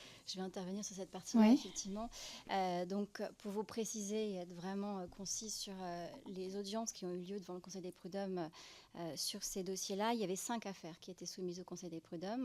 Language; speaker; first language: French; native; French